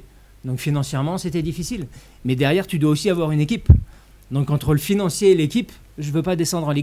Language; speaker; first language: French; native; French